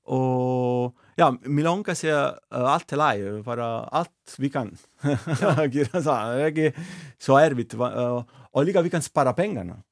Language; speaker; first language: Icelandic; non-native, learner; Italian